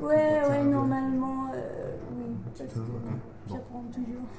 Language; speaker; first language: French; non-native, learner; English